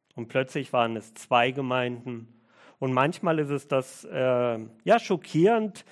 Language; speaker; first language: German; early bilingual, other home language; Russian